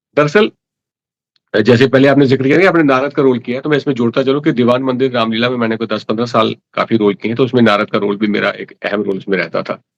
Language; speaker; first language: Hindi; non-native, local second language; Dogri